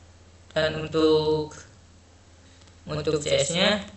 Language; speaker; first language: Indonesian; native; Indonesian